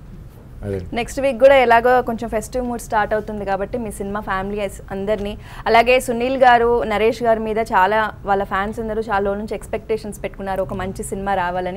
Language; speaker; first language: Telugu; native; Telugu